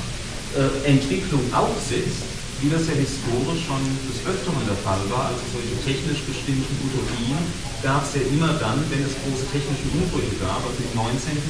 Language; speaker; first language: German; native; German